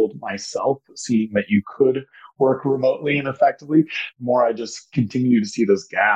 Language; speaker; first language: English; native; English